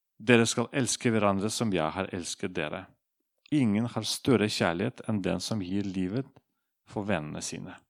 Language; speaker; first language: Norwegian; non-native, fluent; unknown